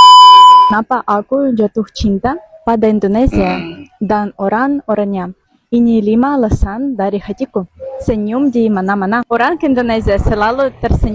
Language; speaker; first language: Indonesian; non-native, fluent; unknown